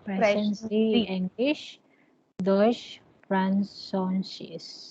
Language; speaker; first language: German; non-native, learner; Filipino